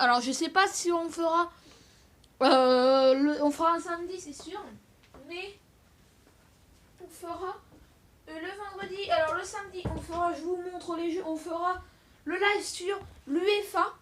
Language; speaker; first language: French; native; French